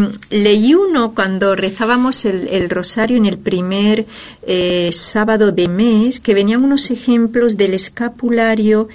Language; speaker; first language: Spanish; native; Spanish